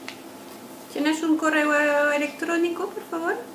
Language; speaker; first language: Spanish; non-native, fluent; French